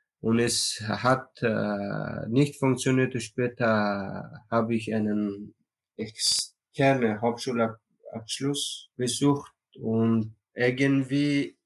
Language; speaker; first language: German; non-native, learner; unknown